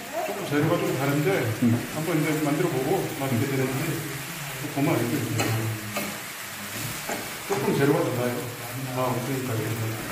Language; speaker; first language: Korean; non-native, fluent; Sinhala